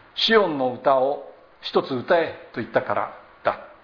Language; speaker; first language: Japanese; native; Japanese